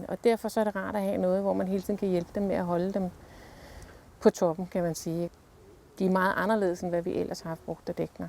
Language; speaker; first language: Danish; native; Danish